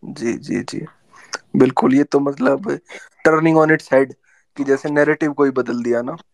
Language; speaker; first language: Hindi; native; Hindi